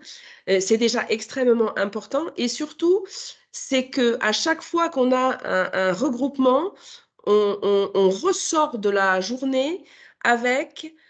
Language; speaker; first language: French; native; French